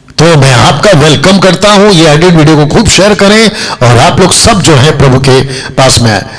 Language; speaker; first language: Hindi; non-native, local second language; Telugu